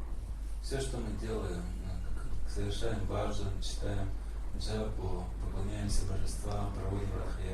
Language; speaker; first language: Russian; native; Russian